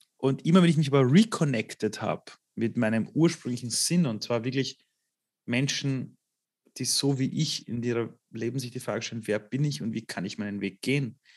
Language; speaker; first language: German; early bilingual, other home language; Persian